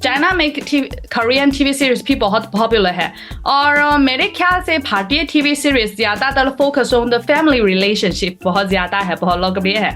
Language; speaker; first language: Hindi; non-native, learner; Chinese